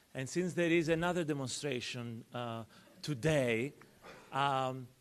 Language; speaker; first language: English; non-native, fluent; Albanian